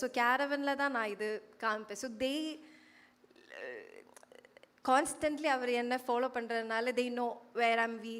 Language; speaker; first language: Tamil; non-native, fluent; Malayalam